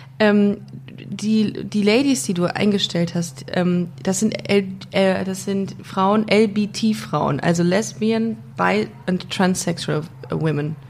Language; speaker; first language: German; native; German